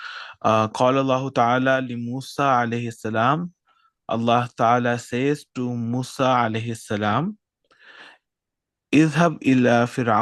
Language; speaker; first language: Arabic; non-native, learner; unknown